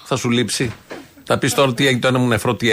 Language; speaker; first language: Greek; native; Greek